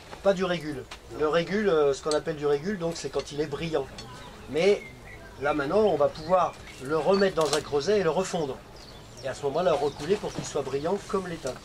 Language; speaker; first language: French; native; French